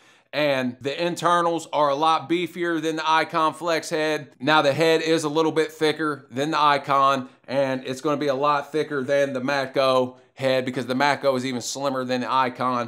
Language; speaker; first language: English; native; English